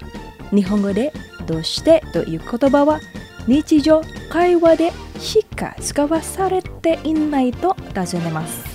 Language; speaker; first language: Japanese; non-native, fluent; Indonesian